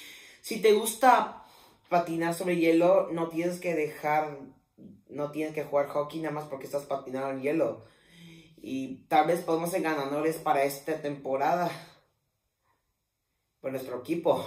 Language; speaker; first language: Spanish; early bilingual, heritage; Spanish